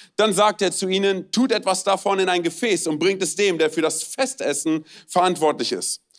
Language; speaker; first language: German; non-native, fluent; Romanian